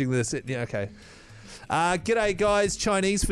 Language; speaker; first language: English; native; English